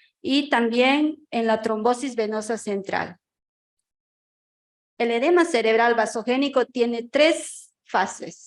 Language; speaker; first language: Spanish; native; Spanish